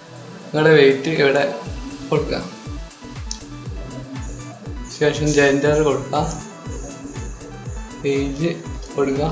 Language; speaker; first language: Malayalam; native; Malayalam